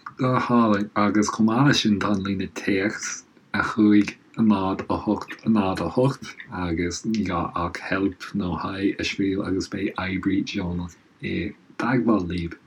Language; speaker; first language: Irish; non-native, local second language; English